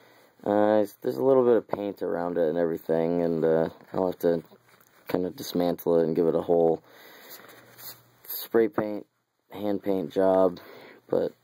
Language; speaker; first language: English; native; English